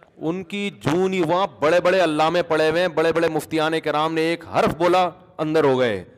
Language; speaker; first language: Urdu; native; Urdu